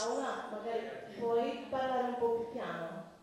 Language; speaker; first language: Italian; non-native, local second language; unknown